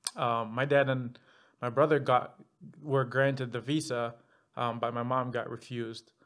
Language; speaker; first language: English; non-native, fluent; Arabic